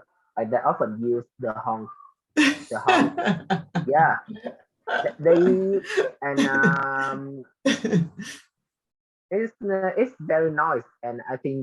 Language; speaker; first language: English; non-native, learner; Vietnamese